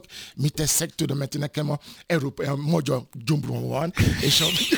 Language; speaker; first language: Hungarian; non-native, fluent; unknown